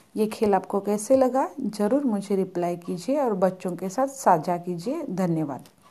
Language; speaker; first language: Hindi; non-native, local second language; Marathi